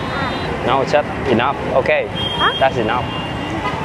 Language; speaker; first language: English; non-native, learner; Vietnamese